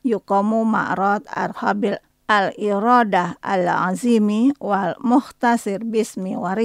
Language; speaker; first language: Arabic; non-native, fluent; Indonesian